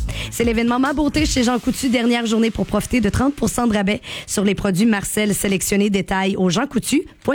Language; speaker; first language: French; native; French